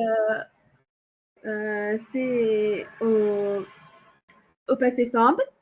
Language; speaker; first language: French; non-native, learner; Arabic